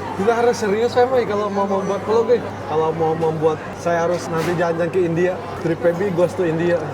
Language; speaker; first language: Indonesian; native; Indonesian